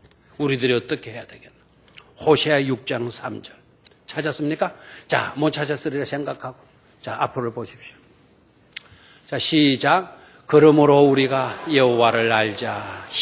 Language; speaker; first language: Korean; native; Korean